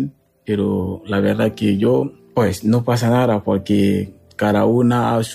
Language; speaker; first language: Spanish; non-native, learner; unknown